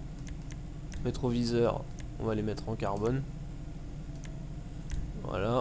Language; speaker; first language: French; native; French